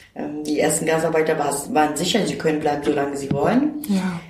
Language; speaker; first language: German; non-native, fluent; Turkish